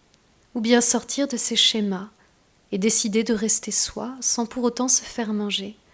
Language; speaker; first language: French; native; French